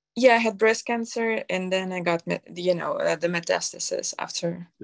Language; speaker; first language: English; non-native, fluent; Russian